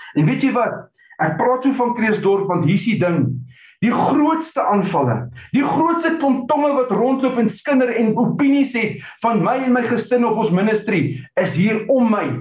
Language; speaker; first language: Afrikaans; early bilingual, heritage; Afrikaans